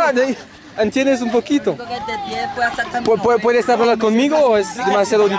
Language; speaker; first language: Spanish; non-native, learner; French